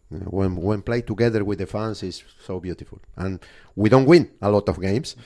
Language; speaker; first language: English; non-native, learner; Spanish